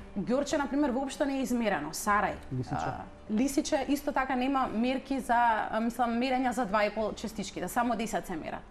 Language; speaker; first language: Macedonian; native; Macedonian